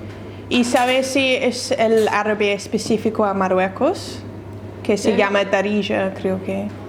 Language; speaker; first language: Spanish; non-native, learner; English